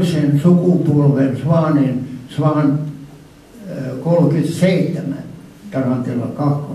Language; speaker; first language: Finnish; non-native, local second language; Swedish